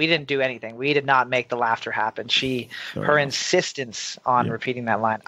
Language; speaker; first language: English; native; English